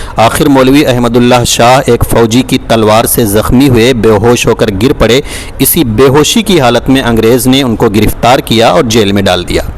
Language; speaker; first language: Urdu; native; Urdu